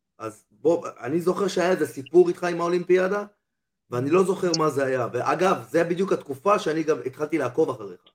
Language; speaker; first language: Hebrew; native; Hebrew